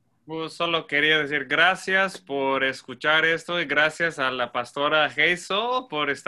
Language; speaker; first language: Spanish; non-native, fluent; English